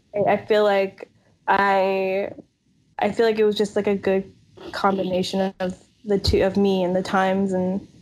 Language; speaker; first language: English; native; English